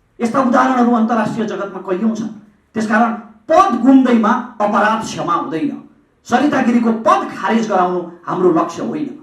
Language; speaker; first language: Nepali; native; Nepali